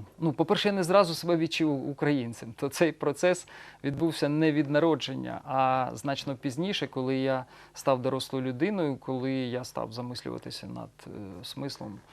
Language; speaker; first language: Ukrainian; non-native, local second language; Russian